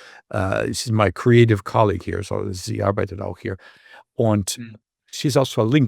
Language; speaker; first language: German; non-native, learner; English